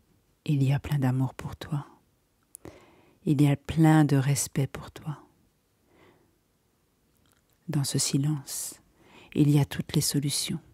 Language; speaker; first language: French; native; French